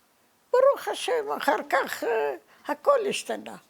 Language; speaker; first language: Hebrew; early bilingual, other home language; Arabic